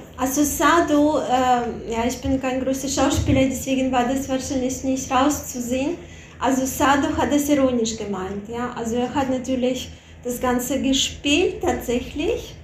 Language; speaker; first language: German; non-native, fluent; Russian